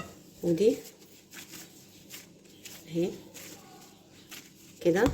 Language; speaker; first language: Arabic; native; Arabic